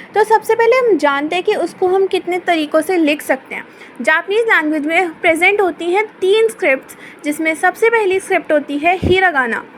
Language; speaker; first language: Hindi; native; Hindi